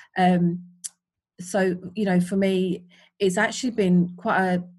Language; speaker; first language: English; native; English